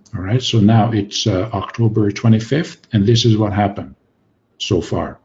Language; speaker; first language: English; non-native, fluent; Hungarian